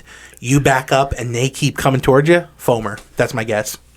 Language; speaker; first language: English; native; English